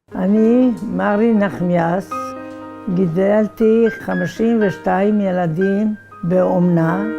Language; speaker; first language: Hebrew; non-native, fluent; Arabic